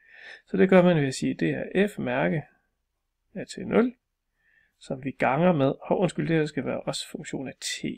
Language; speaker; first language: Danish; native; Danish